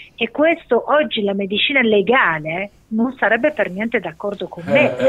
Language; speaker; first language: Italian; non-native, fluent; Persian